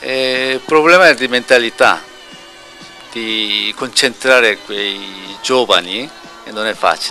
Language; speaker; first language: Italian; non-native, learner; Korean